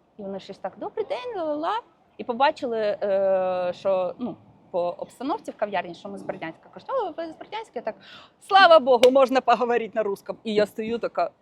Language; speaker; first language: Ukrainian; non-native, local second language; Russian